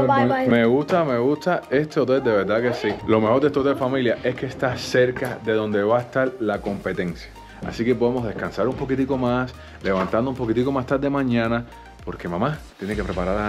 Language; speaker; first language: Spanish; native; Spanish